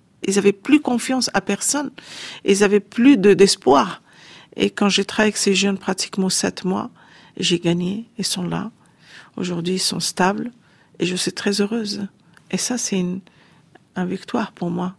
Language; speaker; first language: French; non-native, fluent; Arabic